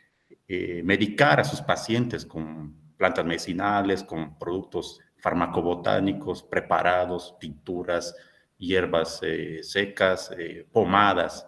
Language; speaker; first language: Spanish; native; Spanish